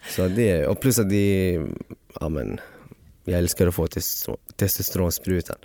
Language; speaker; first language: Swedish; early bilingual, other home language; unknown